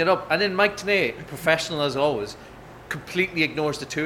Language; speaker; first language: English; native; English